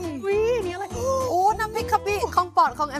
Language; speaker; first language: Thai; non-native, fluent; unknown